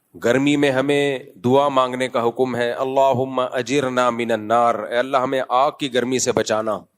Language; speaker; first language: Urdu; native; Urdu